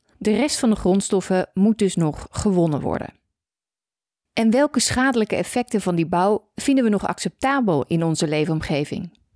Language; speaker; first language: Dutch; native; Dutch